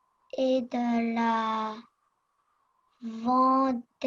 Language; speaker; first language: French; non-native, learner; Chinese